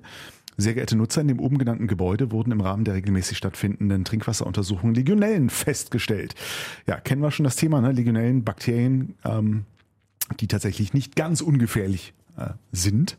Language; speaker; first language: German; native; German